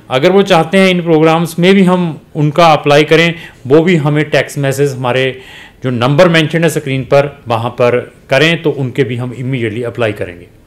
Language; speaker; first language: Hindi; native; Hindi